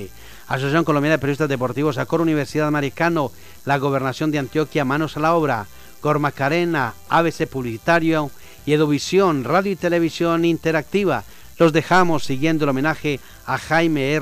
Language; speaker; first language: Spanish; native; Spanish